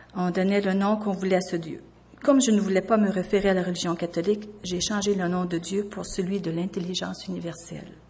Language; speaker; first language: French; native; French